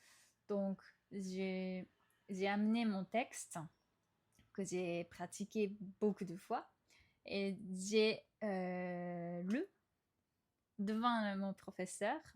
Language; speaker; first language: French; non-native, fluent; Japanese